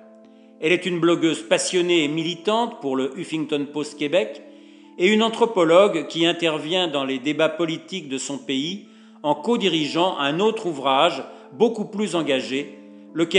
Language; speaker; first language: French; native; French